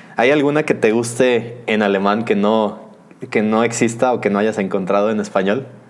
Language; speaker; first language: Spanish; native; Spanish